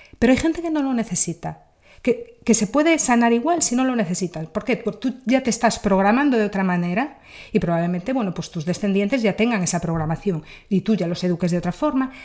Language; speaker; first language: Spanish; native; Spanish